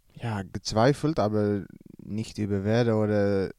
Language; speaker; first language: German; non-native, learner; Dutch